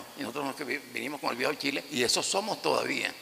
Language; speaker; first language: Spanish; native; Spanish